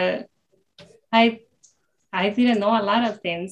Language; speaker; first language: English; early bilingual, other home language; Spanish